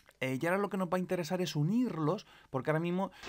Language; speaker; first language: Spanish; native; Spanish